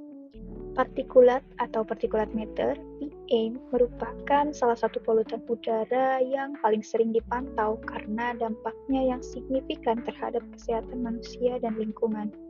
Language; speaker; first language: Indonesian; native; Indonesian